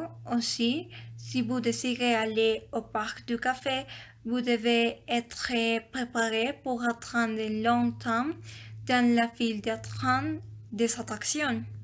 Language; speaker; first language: French; non-native, learner; Spanish